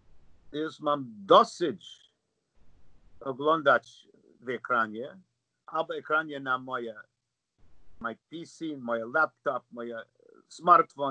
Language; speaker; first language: Polish; non-native, learner; English